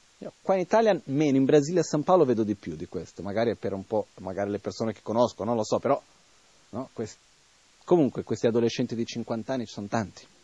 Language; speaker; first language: Italian; non-native, fluent; Portuguese